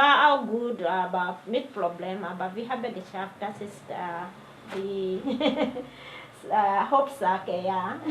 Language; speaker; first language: German; non-native, learner; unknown